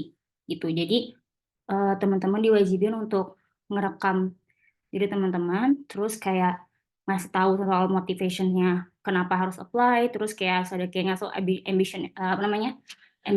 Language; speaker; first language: Indonesian; native; Indonesian